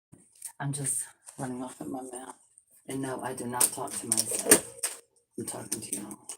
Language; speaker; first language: English; native; English